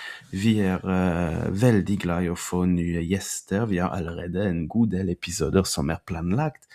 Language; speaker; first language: Norwegian; non-native, fluent; French